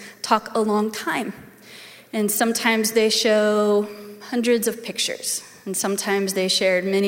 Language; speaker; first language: English; native; English